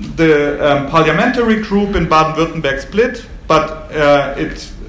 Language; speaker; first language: English; non-native, fluent; German